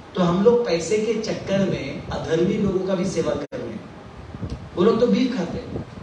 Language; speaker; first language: Hindi; native; Hindi